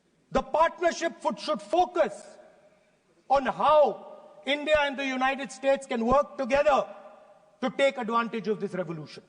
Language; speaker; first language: English; non-native, local second language; Hindi